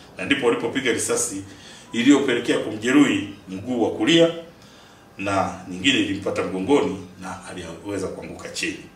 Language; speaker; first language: Swahili; native; Swahili